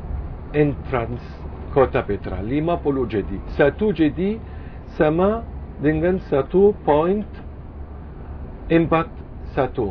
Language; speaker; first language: Indonesian; non-native, fluent; Arabic